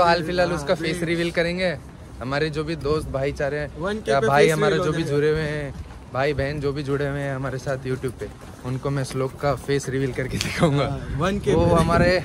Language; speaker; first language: Hindi; native; Hindi